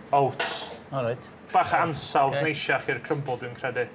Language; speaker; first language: Welsh; native; Welsh